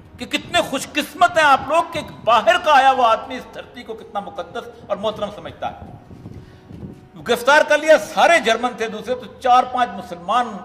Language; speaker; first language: Urdu; non-native, local second language; Punjabi